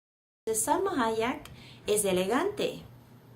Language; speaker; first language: Spanish; non-native, fluent; English